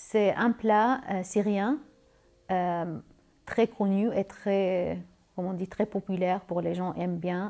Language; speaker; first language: French; non-native, learner; Arabic